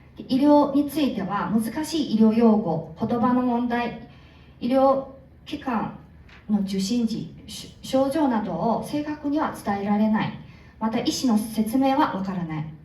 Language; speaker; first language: Japanese; non-native, fluent; Korean